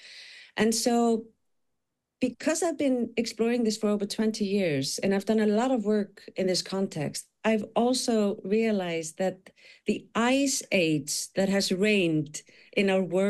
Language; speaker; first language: English; non-native, fluent; Icelandic